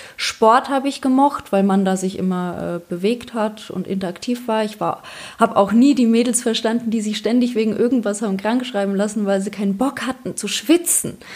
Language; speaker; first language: German; early bilingual, other home language; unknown